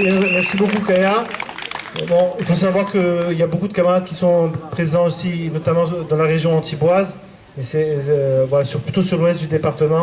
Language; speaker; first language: French; native; French